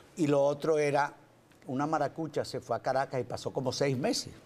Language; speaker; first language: Spanish; native; Spanish